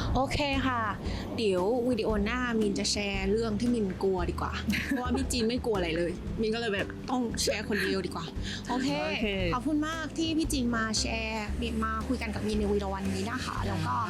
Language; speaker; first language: Thai; non-native, fluent; Vietnamese